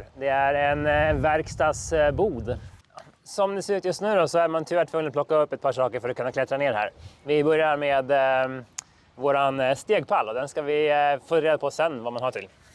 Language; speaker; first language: Swedish; native; Swedish